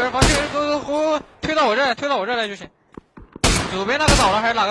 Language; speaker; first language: Chinese; native; Chinese